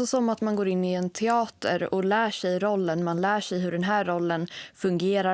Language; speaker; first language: Swedish; native; Swedish